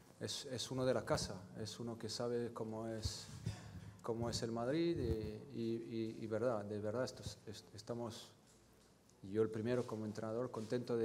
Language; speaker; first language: Spanish; non-native, fluent; French